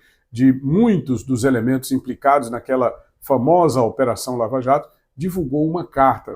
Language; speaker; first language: Portuguese; native; Portuguese